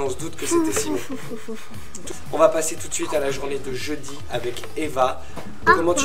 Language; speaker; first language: French; native; French